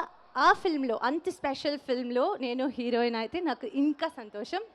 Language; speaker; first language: Telugu; non-native, learner; Tamil